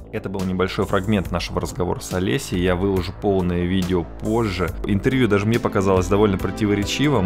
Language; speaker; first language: Russian; native; Russian